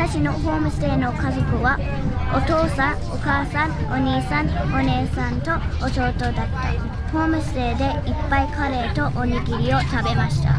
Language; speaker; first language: Japanese; non-native, learner; English